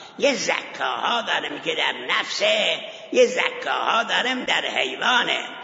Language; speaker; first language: Persian; non-native, local second language; Azerbaijani